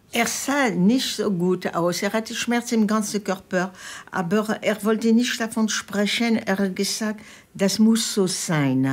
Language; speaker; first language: German; non-native, fluent; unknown